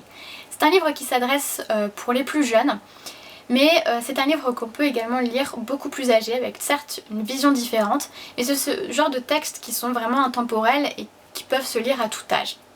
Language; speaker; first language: French; native; French